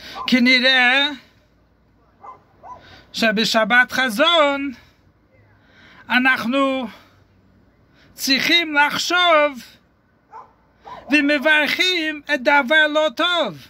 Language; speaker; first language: Hebrew; non-native, fluent; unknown